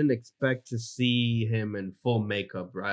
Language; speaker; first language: English; native; English